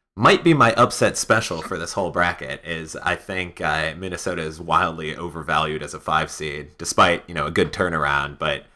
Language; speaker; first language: English; native; English